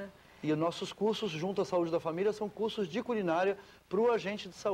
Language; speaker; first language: Portuguese; native; Portuguese